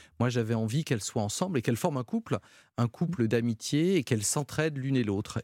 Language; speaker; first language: French; native; French